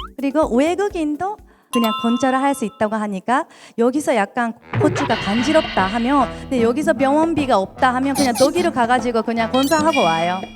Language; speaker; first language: Korean; non-native, fluent; Japanese